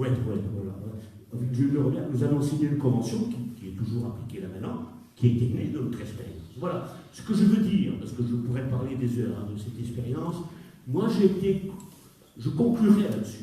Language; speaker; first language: French; native; French